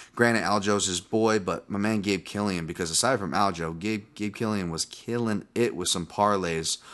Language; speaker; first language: English; native; English